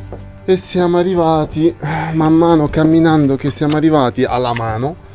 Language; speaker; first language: Italian; native; Italian